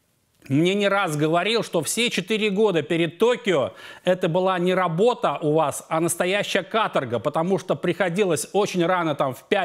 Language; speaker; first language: Russian; native; Russian